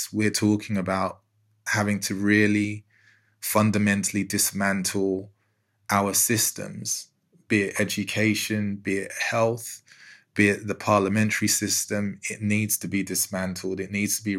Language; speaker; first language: English; native; English